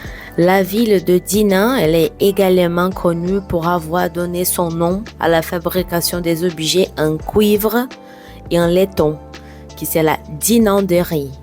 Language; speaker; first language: French; non-native, fluent; Portuguese